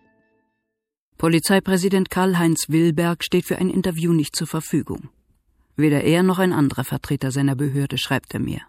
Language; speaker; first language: German; native; German